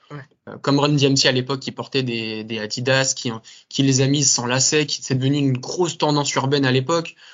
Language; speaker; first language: French; native; French